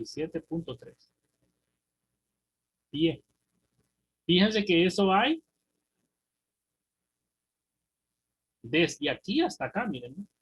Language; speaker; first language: Spanish; native; Spanish